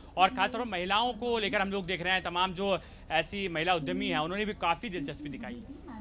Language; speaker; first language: Hindi; native; Hindi